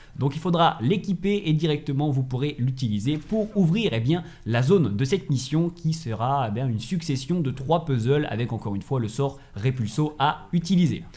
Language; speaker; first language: French; native; French